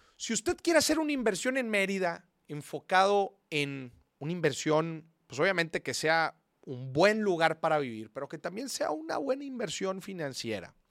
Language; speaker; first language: Spanish; native; Spanish